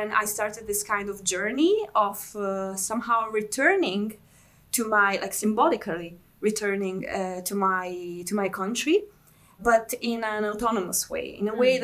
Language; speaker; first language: English; non-native, fluent; Italian